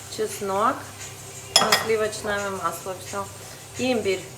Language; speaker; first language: Russian; native; Russian